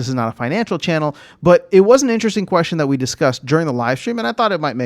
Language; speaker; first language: English; native; English